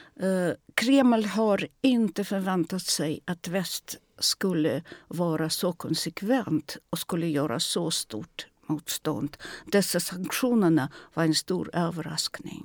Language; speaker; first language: Swedish; non-native, fluent; Russian